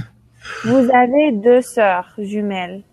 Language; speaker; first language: French; non-native, local second language; Arabic